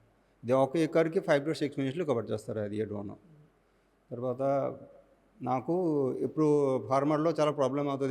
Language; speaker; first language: Telugu; non-native, local second language; Odia